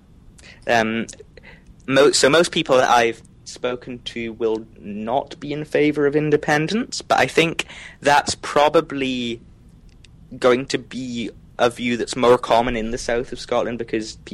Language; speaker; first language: English; native; English